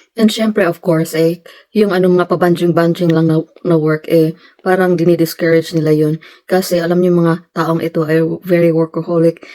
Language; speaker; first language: Filipino; non-native, local second language; Cebuano